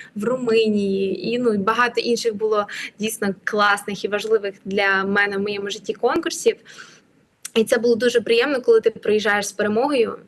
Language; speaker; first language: Ukrainian; native; Ukrainian